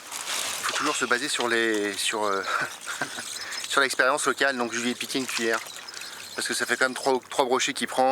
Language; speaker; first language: French; native; French